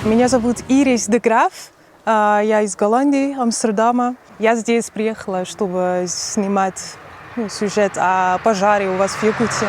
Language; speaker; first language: Russian; non-native, learner; Dutch